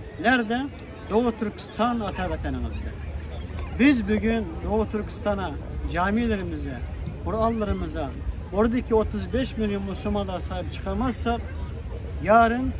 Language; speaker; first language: Turkish; non-native, fluent; Uyghur